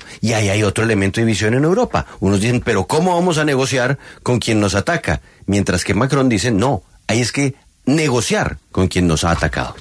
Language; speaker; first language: Spanish; native; Spanish